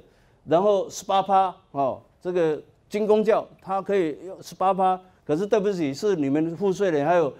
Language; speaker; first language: Chinese; native; Chinese